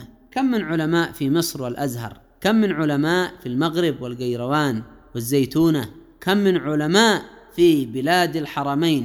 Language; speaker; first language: Arabic; native; Arabic